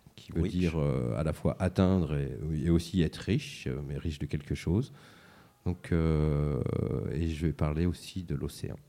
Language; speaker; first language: French; native; French